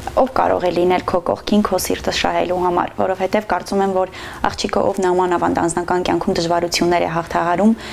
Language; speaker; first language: Armenian; native; Armenian